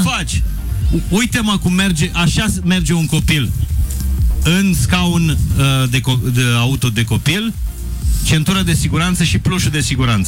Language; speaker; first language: Romanian; native; Romanian